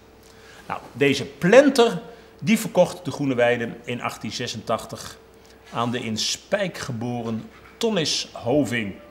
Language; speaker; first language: Dutch; native; Dutch